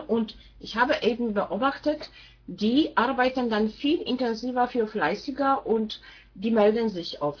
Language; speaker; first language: German; non-native, fluent; Polish